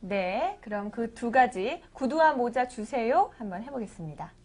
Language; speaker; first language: Korean; native; Korean